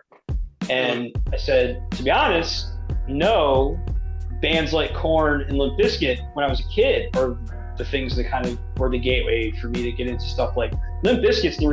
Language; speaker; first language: English; native; English